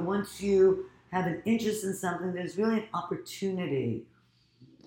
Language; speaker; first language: English; native; English